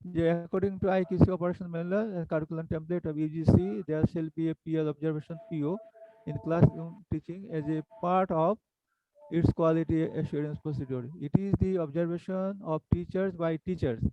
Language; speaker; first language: English; non-native, local second language; Bangla